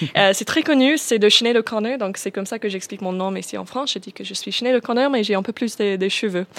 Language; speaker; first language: French; non-native, fluent; English